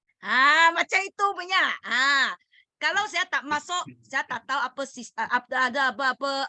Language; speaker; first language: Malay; non-native, learner; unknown